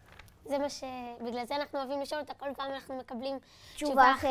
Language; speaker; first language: Hebrew; native; Hebrew